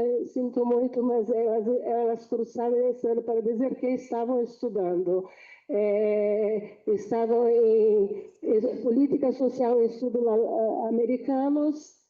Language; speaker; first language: Portuguese; non-native, fluent; Spanish